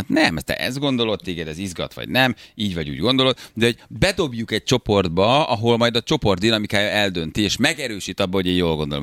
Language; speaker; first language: Hungarian; native; Hungarian